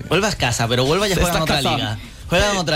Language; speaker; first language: Spanish; native; Spanish